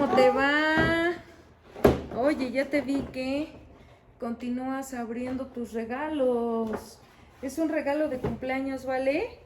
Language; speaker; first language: Spanish; native; Spanish